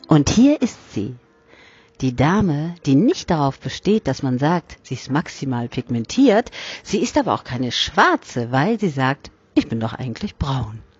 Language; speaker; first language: German; native; German